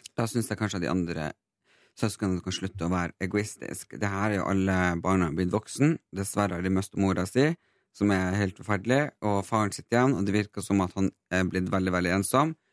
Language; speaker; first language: Norwegian; native; Norwegian